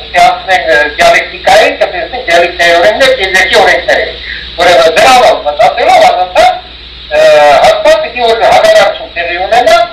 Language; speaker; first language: Armenian; early bilingual, heritage; Armenian